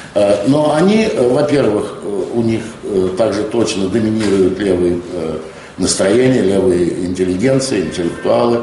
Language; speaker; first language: Russian; native; Russian